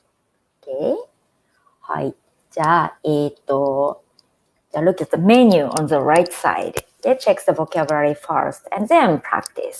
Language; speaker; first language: English; non-native, fluent; Japanese